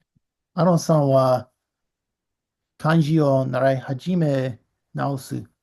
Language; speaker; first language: Japanese; non-native, learner; English